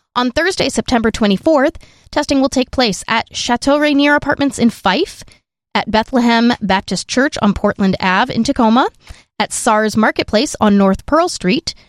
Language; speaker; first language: English; native; English